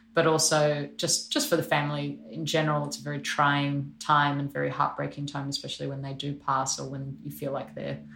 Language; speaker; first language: English; non-native, local second language; Polish